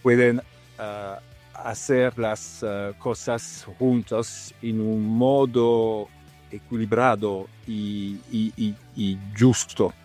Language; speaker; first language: Spanish; non-native, fluent; Italian